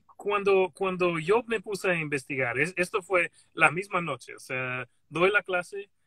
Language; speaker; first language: Spanish; non-native, fluent; English